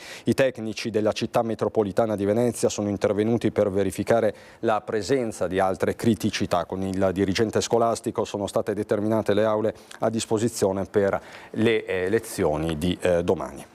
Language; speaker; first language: Italian; native; Italian